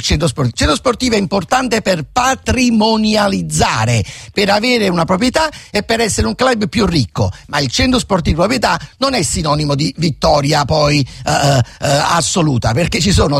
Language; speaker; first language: Italian; native; Italian